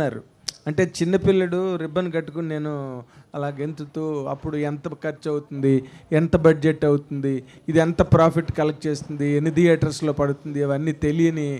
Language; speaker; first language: Telugu; native; Telugu